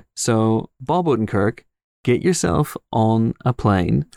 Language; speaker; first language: English; native; English